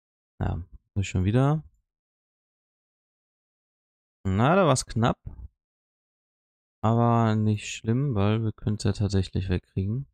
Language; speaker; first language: German; native; German